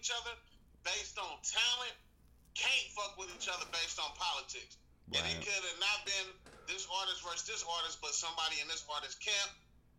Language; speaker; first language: English; native; English